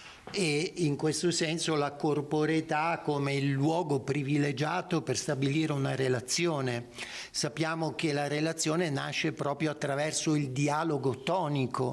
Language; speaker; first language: Italian; native; Italian